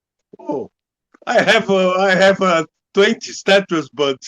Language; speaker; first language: English; non-native, learner; Portuguese